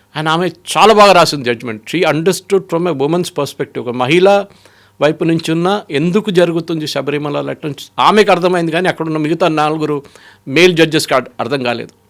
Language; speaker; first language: Telugu; non-native, fluent; Malayalam